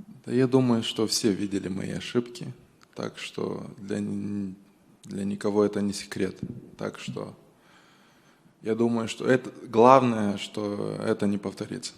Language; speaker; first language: Russian; non-native, local second language; Romanian